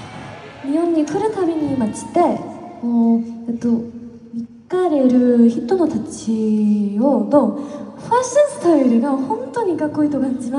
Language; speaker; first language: Japanese; non-native, learner; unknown